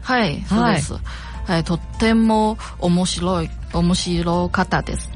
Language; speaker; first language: Japanese; non-native, learner; Chinese